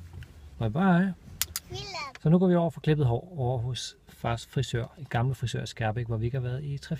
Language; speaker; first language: Danish; native; Danish